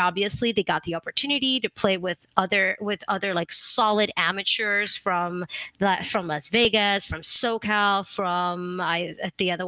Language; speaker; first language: English; non-native, fluent; Spanish